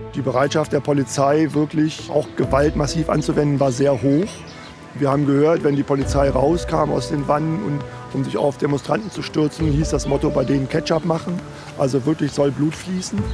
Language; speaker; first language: German; native; German